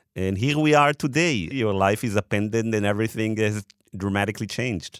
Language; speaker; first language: English; non-native, fluent; Hebrew